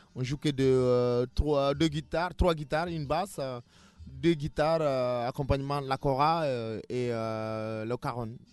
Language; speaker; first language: French; non-native, local second language; Mandingo